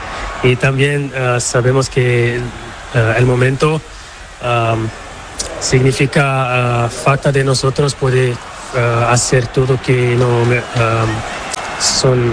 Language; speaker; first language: Spanish; non-native, learner; Portuguese